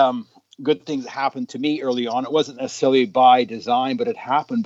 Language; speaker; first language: English; native; English